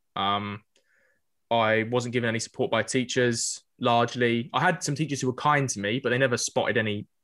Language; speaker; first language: English; native; English